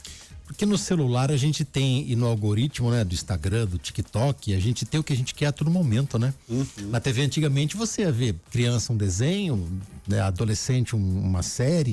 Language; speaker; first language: Portuguese; native; Portuguese